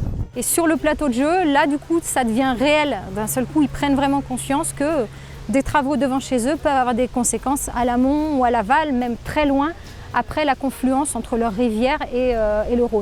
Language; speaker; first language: French; native; French